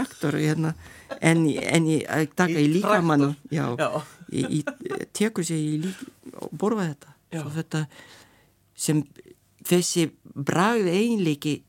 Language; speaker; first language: Icelandic; non-native, fluent; Lithuanian